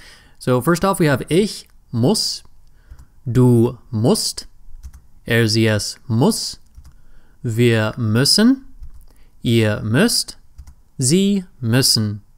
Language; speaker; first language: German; non-native, fluent; English